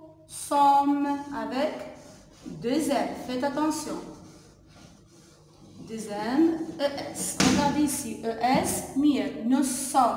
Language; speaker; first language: French; non-native, local second language; Arabic